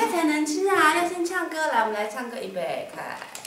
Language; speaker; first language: Chinese; native; Chinese